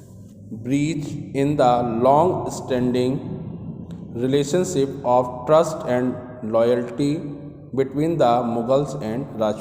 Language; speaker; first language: English; non-native, local second language; Hindi